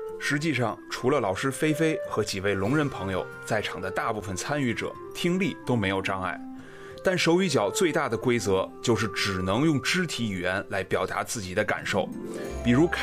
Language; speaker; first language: Chinese; native; Chinese